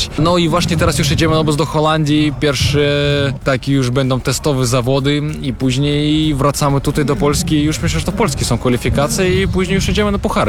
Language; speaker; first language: Polish; non-native, fluent; Russian